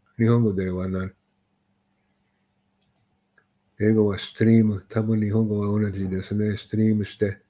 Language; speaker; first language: Japanese; non-native, learner; English